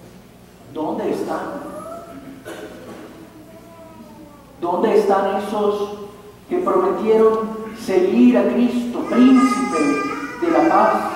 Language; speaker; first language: Spanish; native; Spanish